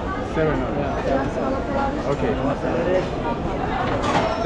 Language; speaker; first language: English; non-native, fluent; Russian